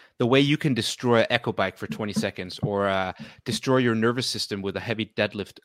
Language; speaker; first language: English; non-native, fluent; Danish